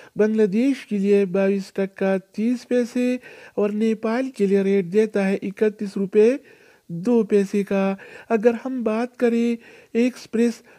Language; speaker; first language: Urdu; non-native, local second language; Pashto